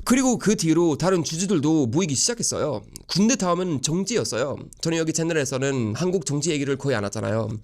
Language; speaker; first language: Korean; non-native, fluent; Swedish